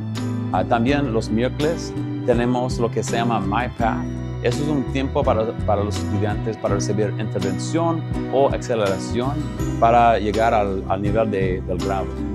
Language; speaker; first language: Spanish; non-native, fluent; English